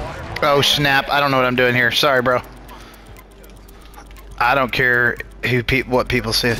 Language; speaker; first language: English; native; English